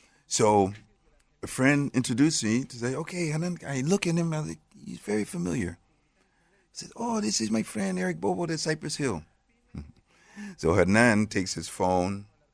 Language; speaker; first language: English; native; English